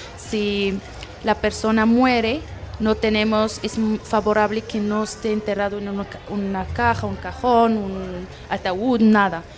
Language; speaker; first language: Spanish; non-native, fluent; Arabic